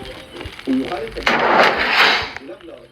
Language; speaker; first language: Hebrew; native; Hebrew